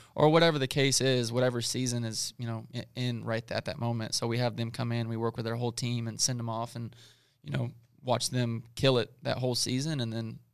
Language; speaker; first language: English; native; English